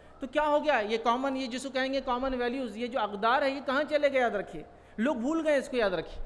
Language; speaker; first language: Urdu; native; Urdu